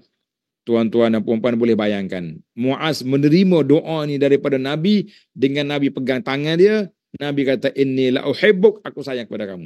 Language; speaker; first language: Malay; native; Malay